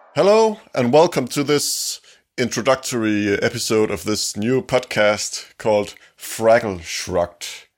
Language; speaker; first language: English; non-native, fluent; Danish